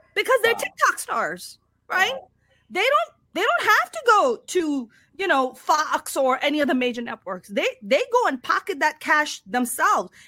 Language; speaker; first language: English; non-native, local second language; Urdu